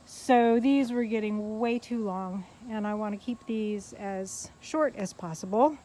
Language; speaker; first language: English; native; English